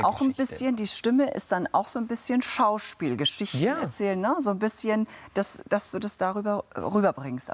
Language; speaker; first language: German; native; German